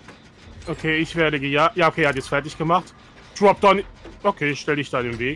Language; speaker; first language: German; native; German